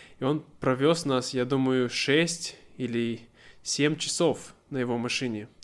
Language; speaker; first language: Russian; native; Russian